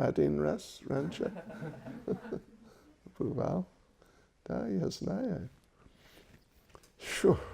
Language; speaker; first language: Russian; non-native, learner; English